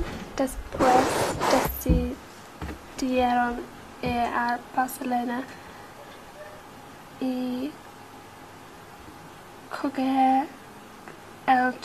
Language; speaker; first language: Spanish; non-native, learner; English